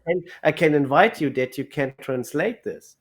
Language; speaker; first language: English; non-native, learner; German